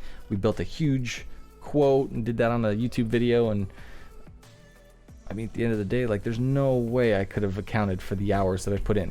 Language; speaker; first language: English; native; English